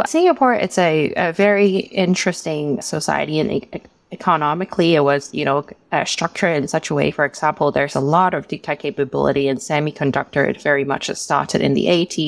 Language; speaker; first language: English; non-native, local second language; Cantonese